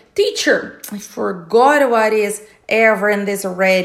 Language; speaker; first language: English; non-native, learner; Portuguese